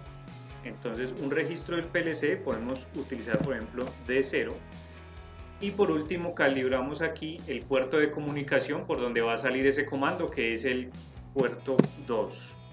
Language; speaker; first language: Spanish; native; Spanish